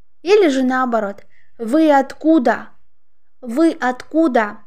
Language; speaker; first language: Russian; non-native, local second language; Uzbek